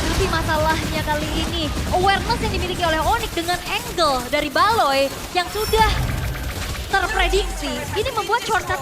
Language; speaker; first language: Indonesian; native; Indonesian